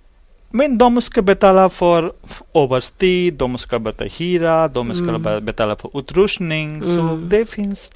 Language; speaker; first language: Swedish; non-native, learner; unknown